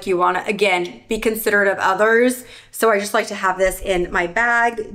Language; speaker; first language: English; native; English